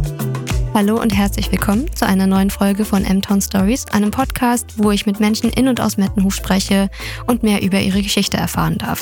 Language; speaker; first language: German; native; German